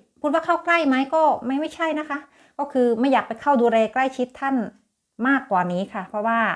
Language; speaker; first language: Thai; native; Thai